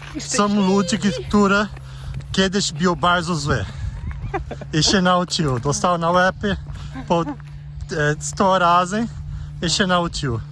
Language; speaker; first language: Polish; non-native, learner; Portuguese